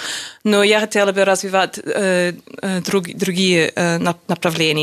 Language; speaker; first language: Russian; non-native, learner; English